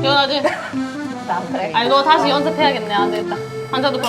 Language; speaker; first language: Korean; non-native, fluent; German